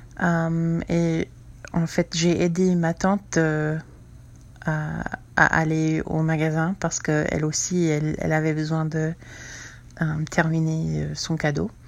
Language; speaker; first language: French; non-native, fluent; English